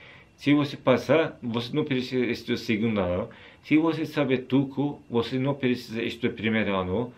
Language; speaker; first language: Portuguese; non-native, learner; Turkish